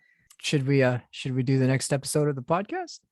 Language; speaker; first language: English; native; English